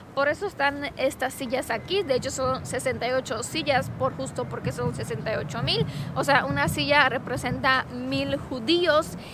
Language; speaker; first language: Spanish; non-native, fluent; Romanian